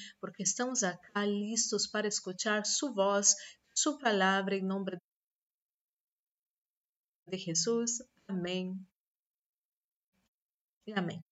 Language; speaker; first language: Spanish; non-native, learner; Portuguese